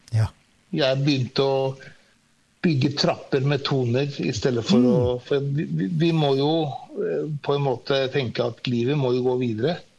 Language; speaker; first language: Norwegian; early bilingual, other home language; Persian